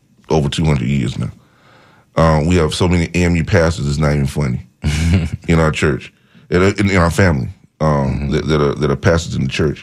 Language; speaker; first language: English; native; English